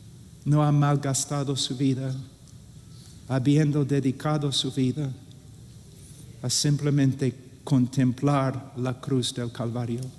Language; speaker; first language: Spanish; non-native, fluent; English